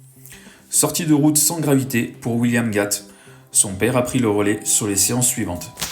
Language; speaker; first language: French; native; French